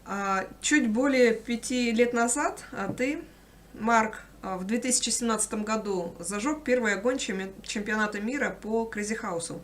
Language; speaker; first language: Russian; native; Russian